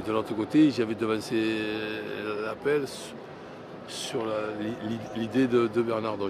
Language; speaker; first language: French; native; French